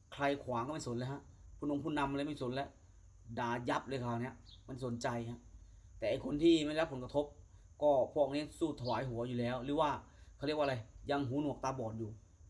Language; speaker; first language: Thai; native; Thai